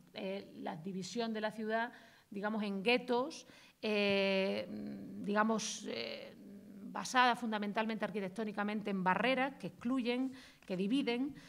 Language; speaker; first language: Spanish; native; Spanish